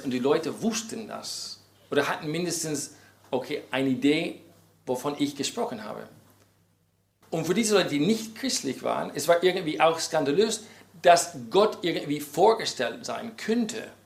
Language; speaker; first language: German; non-native, fluent; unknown